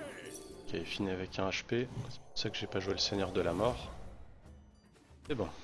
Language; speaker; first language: French; native; French